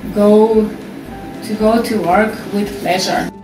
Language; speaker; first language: English; non-native, learner; Armenian